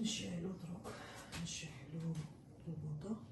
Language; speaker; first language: Arabic; native; Arabic